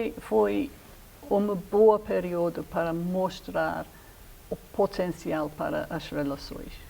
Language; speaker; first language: Portuguese; non-native, fluent; English